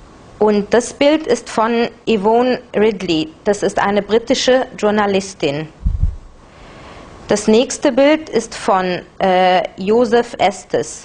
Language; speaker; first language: German; non-native, fluent; Arabic